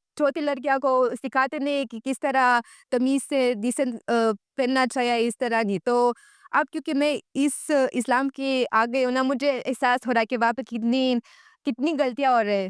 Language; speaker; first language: Urdu; non-native, fluent; Romanian